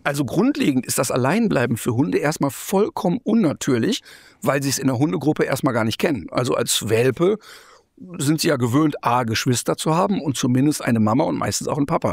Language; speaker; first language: German; native; German